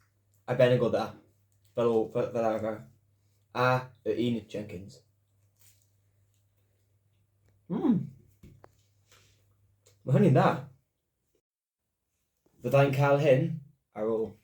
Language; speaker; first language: Welsh; non-native, local second language; English